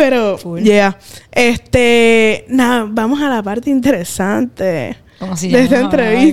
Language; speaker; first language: Spanish; native; Spanish